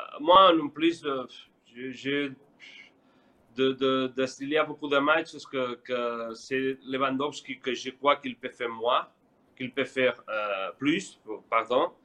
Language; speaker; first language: French; non-native, learner; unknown